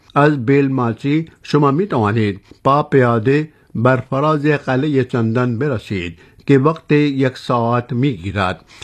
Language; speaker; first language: Persian; non-native, fluent; Urdu